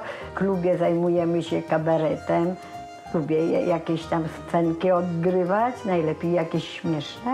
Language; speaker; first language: Polish; native; Polish